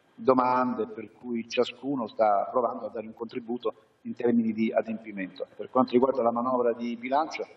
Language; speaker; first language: Italian; native; Italian